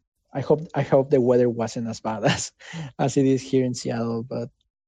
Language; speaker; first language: English; non-native, fluent; Spanish